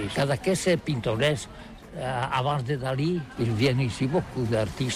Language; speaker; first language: French; non-native, learner; Catalan